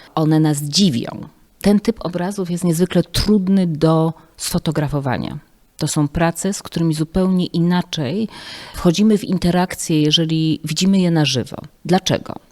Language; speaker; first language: Polish; native; Polish